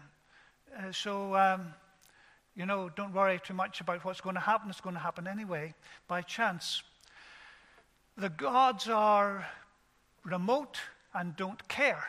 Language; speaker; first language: English; native; English